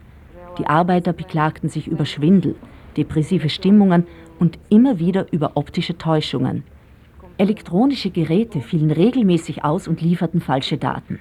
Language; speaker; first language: German; native; German